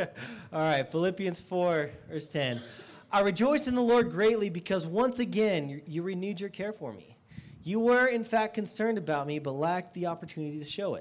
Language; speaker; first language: English; native; English